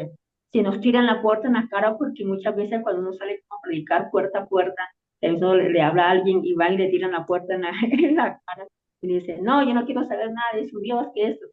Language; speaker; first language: Spanish; native; Spanish